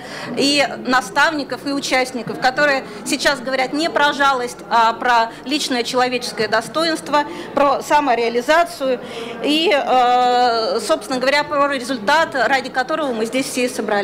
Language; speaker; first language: Russian; native; Russian